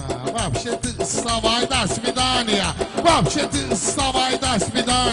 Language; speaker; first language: Russian; non-native, learner; Talysh